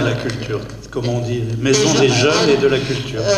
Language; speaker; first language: French; native; French